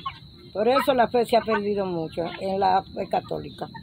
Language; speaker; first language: Spanish; native; Spanish